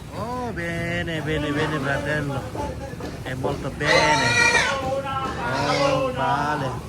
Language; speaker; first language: Italian; non-native, learner; Indonesian